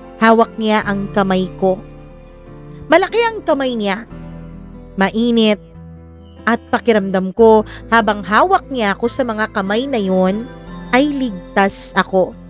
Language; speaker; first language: Filipino; non-native, local second language; Cebuano